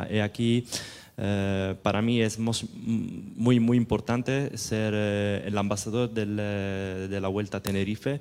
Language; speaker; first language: Spanish; non-native, learner; Italian